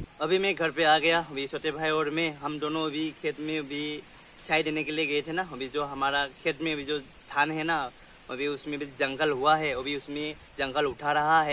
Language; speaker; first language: Hindi; non-native, local second language; Assamese